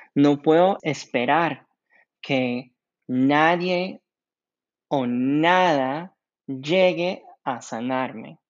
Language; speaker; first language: Spanish; non-native, fluent; English